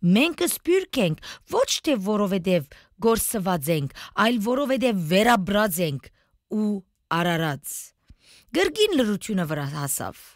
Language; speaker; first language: Armenian; native; Armenian